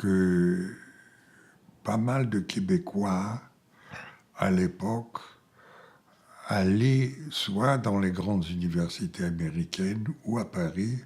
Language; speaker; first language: French; non-native, fluent; Bulgarian